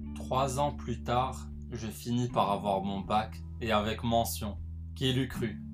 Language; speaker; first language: French; non-native, local second language; Arabic